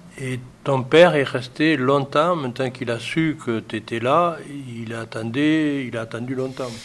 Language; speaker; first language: French; native; French